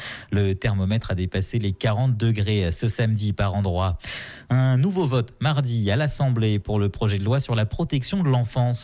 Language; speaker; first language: French; native; French